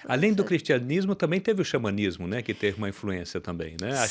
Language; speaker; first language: Portuguese; native; Portuguese